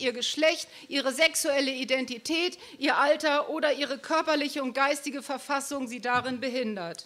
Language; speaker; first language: German; native; German